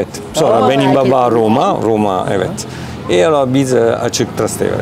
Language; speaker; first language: Turkish; non-native, learner; Italian